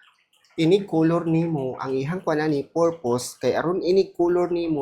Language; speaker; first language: Cebuano; native; Cebuano